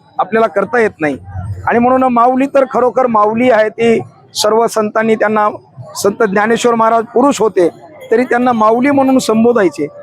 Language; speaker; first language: Marathi; native; Marathi